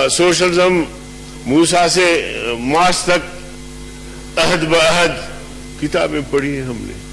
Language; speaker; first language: Urdu; non-native, local second language; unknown